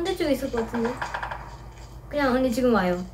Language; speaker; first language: Korean; non-native, fluent; Japanese